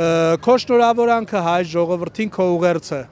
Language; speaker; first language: Armenian; native; Armenian